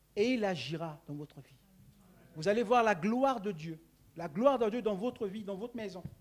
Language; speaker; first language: French; non-native, local second language; Sango